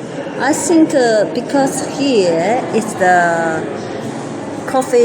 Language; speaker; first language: English; non-native, learner; Chinese